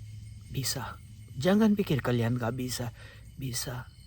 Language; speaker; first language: Indonesian; non-native, fluent; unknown